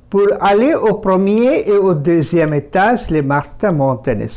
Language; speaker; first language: French; non-native, fluent; Bangla